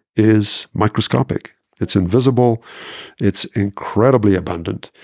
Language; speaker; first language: English; native; English